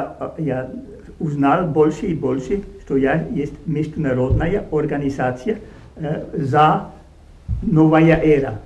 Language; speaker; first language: Russian; non-native, learner; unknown